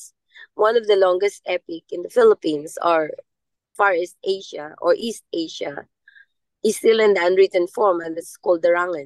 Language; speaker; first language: English; non-native, local second language; Maranao